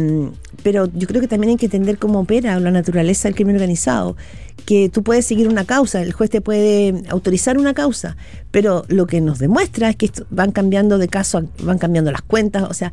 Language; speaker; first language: Spanish; native; Spanish